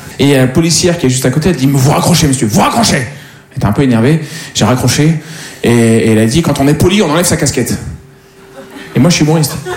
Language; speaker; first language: French; native; French